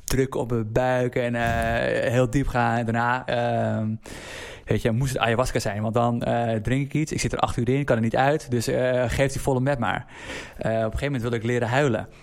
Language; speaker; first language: Dutch; native; Dutch